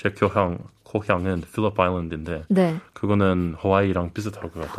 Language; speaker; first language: Korean; non-native, learner; English